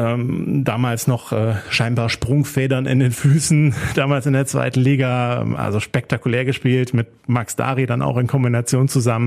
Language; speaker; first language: German; native; German